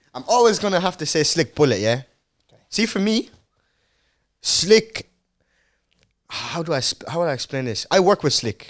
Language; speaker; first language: English; early bilingual, other home language; Dutch